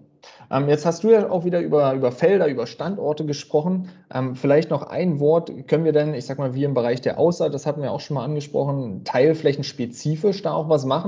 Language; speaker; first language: German; native; German